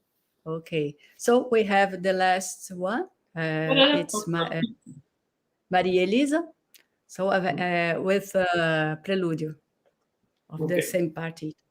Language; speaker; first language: English; non-native, fluent; Portuguese